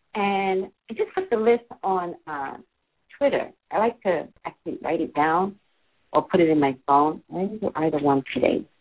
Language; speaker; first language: English; native; English